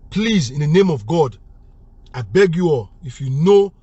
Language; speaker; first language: English; non-native, local second language; Bini